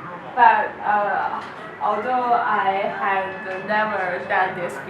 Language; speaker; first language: English; non-native, learner; Chinese